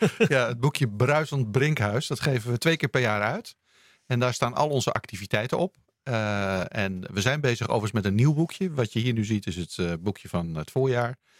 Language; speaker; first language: Dutch; native; Dutch